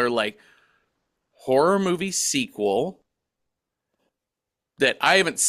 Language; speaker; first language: English; native; English